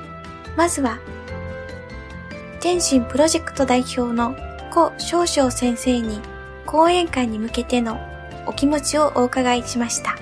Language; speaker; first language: Japanese; native; Japanese